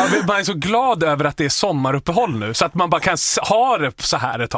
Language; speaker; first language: Swedish; native; Swedish